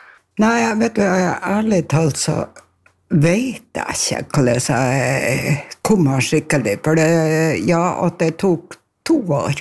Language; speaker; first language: Norwegian; native; Norwegian